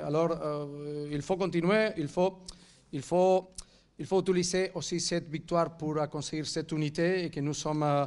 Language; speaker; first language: French; non-native, fluent; Catalan